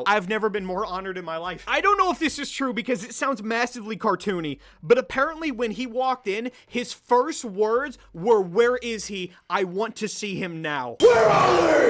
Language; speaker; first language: English; native; English